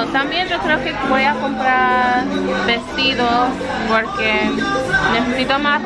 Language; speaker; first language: Spanish; non-native, fluent; English